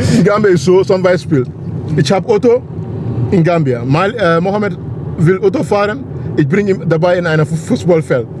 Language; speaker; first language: German; non-native, learner; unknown